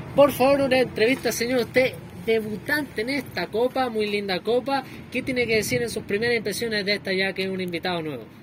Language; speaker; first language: Spanish; native; Spanish